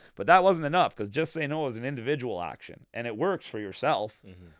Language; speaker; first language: English; native; English